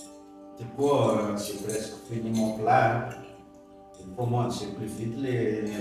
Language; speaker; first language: French; non-native, local second language; Malagasy